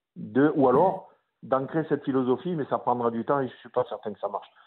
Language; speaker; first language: French; native; French